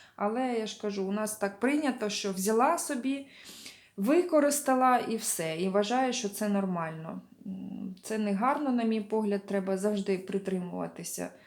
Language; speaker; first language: Ukrainian; non-native, local second language; Russian